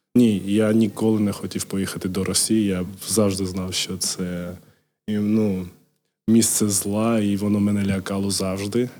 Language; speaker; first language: Ukrainian; non-native, local second language; Russian